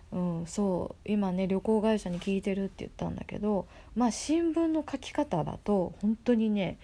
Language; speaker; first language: Japanese; native; Japanese